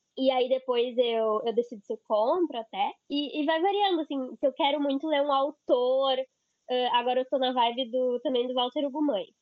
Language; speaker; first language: Portuguese; native; Portuguese